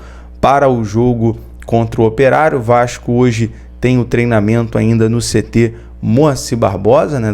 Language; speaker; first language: Portuguese; native; Portuguese